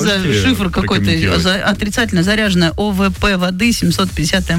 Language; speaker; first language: Russian; native; Russian